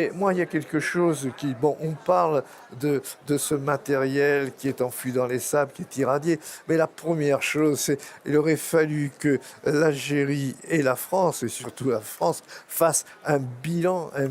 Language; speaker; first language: French; native; French